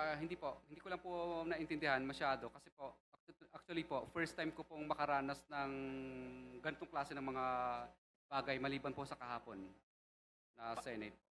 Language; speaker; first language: Filipino; non-native, local second language; Cebuano